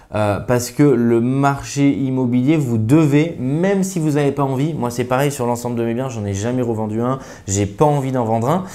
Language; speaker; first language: French; native; French